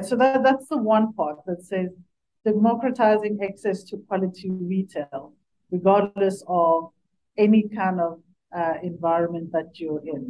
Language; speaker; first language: English; non-native, local second language; Northern Sotho